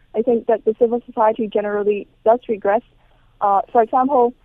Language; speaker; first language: English; non-native, local second language; Cantonese